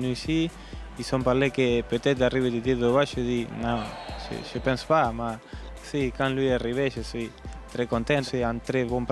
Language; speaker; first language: French; non-native, learner; Spanish